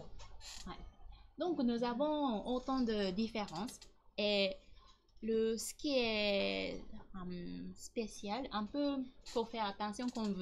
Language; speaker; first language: French; non-native, learner; Japanese